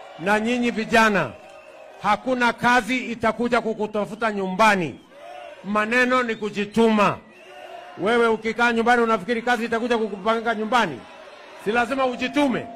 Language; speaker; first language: Swahili; non-native, local second language; Kalenjin